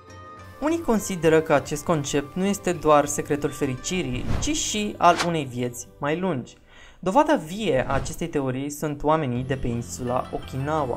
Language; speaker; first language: Romanian; native; Romanian